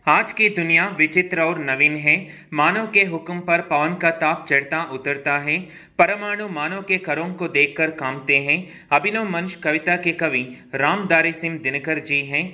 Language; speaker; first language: Hindi; non-native, local second language; Kannada